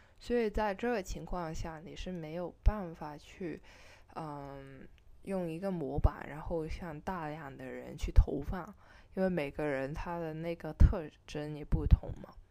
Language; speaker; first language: Chinese; non-native, local second language; Cantonese